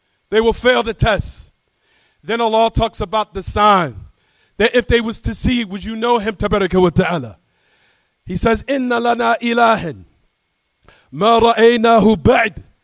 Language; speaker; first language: English; native; English